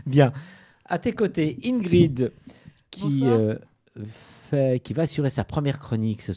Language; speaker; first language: French; native; French